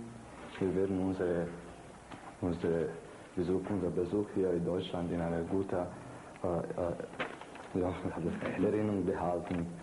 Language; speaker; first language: German; non-native, fluent; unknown